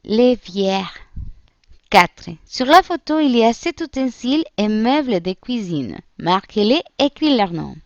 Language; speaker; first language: French; non-native, fluent; Spanish